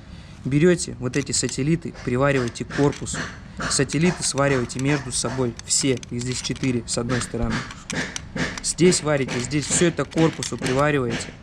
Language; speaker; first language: Russian; native; Russian